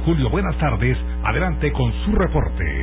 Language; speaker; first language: Spanish; native; Spanish